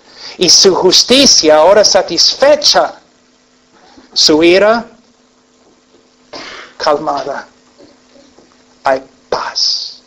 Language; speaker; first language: Spanish; non-native, fluent; English